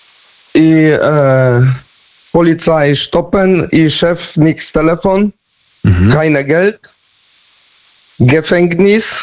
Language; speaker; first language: German; non-native, learner; Polish